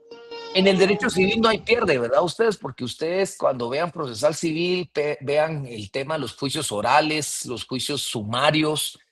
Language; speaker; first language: Spanish; native; Spanish